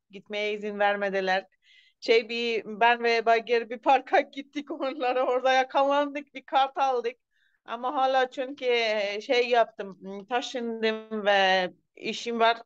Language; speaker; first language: Turkish; non-native, learner; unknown